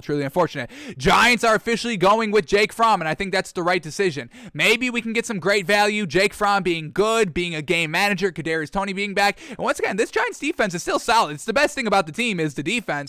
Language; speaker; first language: English; native; English